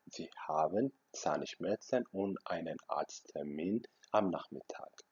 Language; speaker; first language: German; non-native, local second language; Amharic